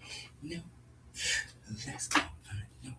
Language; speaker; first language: English; native; English